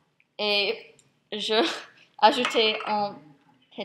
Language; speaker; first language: French; non-native, learner; English